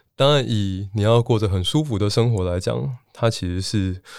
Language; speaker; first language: Chinese; native; Chinese